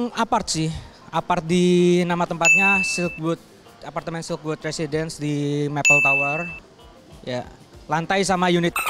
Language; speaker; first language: Indonesian; native; Indonesian